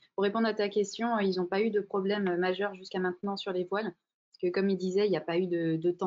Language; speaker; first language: French; native; French